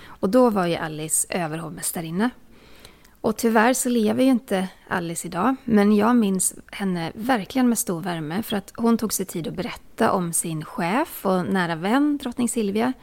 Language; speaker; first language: Swedish; native; Swedish